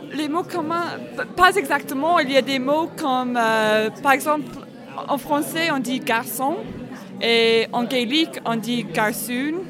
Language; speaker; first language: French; non-native, fluent; English